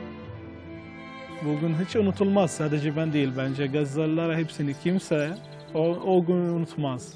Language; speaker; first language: Turkish; non-native, fluent; Arabic